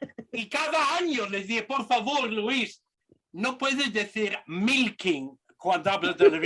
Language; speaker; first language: Spanish; non-native, fluent; English